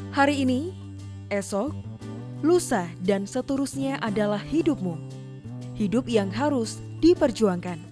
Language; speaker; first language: Indonesian; native; Indonesian